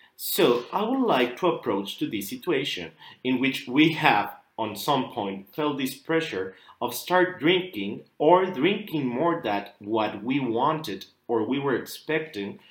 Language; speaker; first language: English; non-native, fluent; Spanish